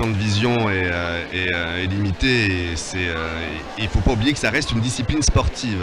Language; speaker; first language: French; native; French